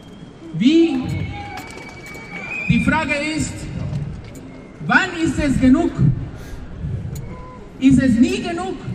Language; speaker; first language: German; non-native, fluent; Spanish